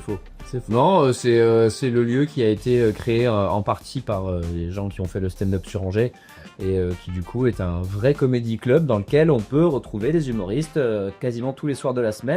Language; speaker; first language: French; native; French